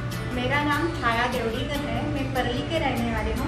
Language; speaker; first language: Hindi; non-native, local second language; Marathi